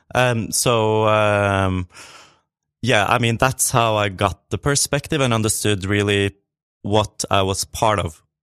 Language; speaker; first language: English; non-native, fluent; Norwegian